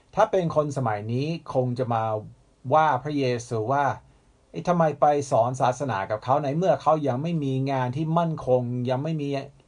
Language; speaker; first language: Thai; non-native, fluent; English